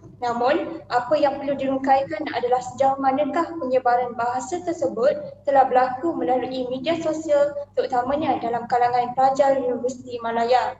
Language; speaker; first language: Malay; native; Malay